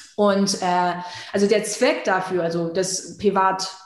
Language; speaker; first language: German; non-native, fluent; Chinese